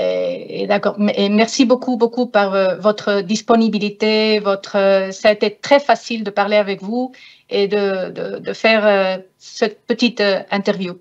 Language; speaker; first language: French; non-native, fluent; Spanish